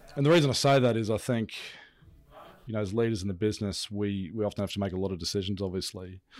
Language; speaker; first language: English; native; English